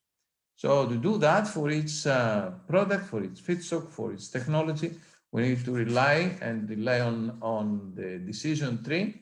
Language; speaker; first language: English; non-native, fluent; Greek